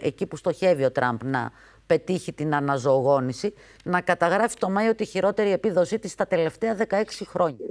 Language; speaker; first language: Greek; native; Greek